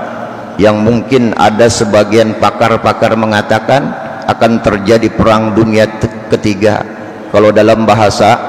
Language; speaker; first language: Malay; non-native, local second language; Banjar